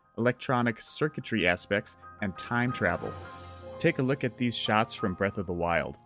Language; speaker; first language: English; native; English